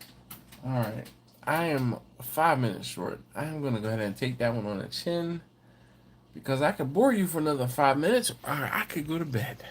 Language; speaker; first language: English; native; English